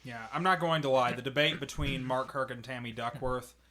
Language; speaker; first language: English; native; English